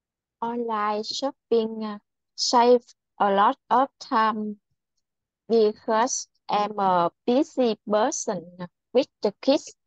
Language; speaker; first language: English; non-native, learner; Vietnamese